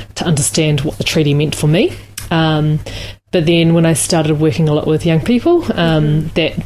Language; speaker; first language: English; native; English